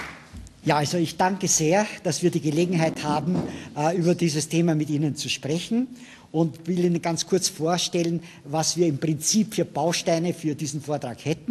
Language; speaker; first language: German; native; German